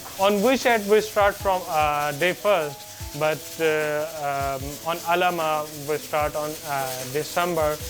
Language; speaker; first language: English; non-native, learner; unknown